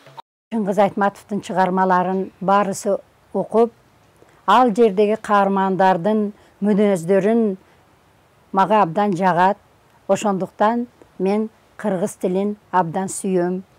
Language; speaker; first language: Kyrgyz; non-native, local second language; Uzbek